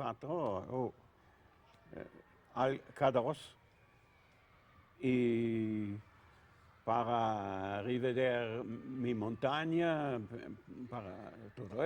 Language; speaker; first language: Spanish; non-native, learner; Italian